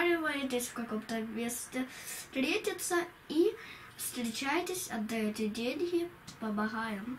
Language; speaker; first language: Russian; native; Russian